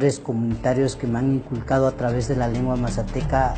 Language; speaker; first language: Spanish; non-native, local second language; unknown